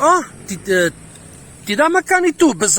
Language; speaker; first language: Indonesian; non-native, learner; English